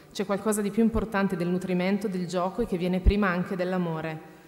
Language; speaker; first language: Italian; native; Italian